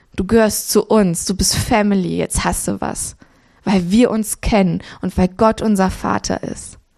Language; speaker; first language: German; early bilingual, other home language; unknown